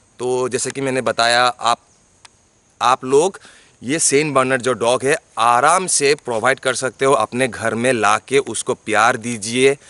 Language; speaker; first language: Hindi; non-native, local second language; Bangla